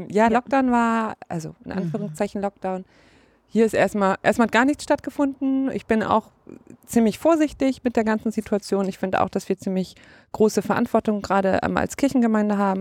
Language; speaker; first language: German; native; German